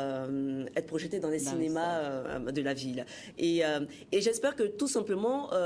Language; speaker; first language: French; early bilingual, other home language; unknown